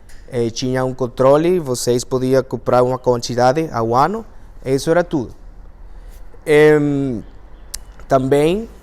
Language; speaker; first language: Portuguese; non-native, fluent; Spanish